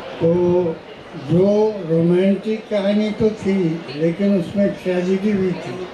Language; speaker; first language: Hindi; non-native, local second language; Maithili